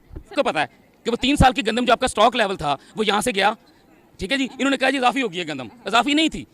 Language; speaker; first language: Urdu; non-native, local second language; Punjabi